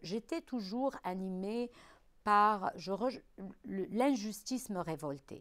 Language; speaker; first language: French; non-native, local second language; Arabic